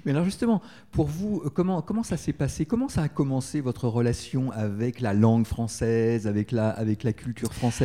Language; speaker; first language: French; native; French